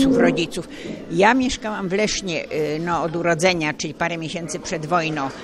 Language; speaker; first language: Polish; native; Polish